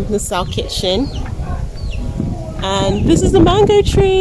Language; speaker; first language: English; non-native, local second language; Akan